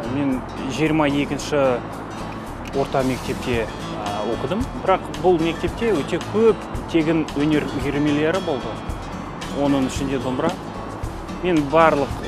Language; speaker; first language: Kazakh; non-native, local second language; Russian